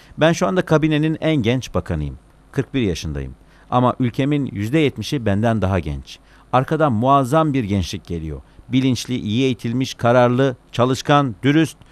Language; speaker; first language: Turkish; native; Turkish